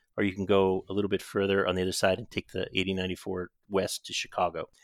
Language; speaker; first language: English; native; English